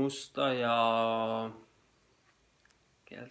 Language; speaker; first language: Finnish; non-native, learner; Persian